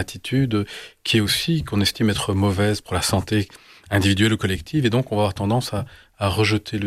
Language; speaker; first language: French; native; French